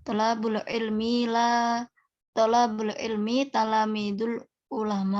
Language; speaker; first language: Arabic; non-native, learner; Indonesian